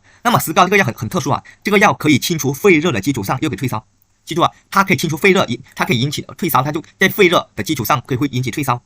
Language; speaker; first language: Chinese; native; Chinese